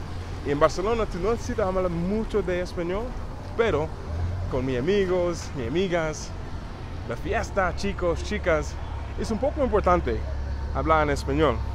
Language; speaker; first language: Spanish; non-native, learner; English